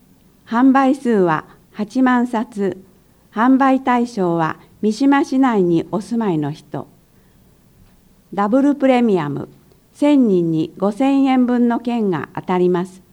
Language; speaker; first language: Japanese; native; Japanese